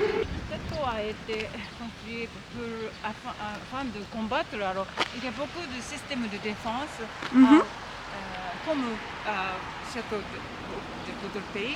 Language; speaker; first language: French; non-native, learner; Japanese